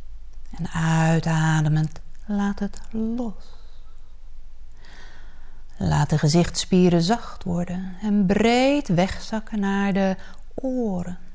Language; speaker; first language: Dutch; native; Dutch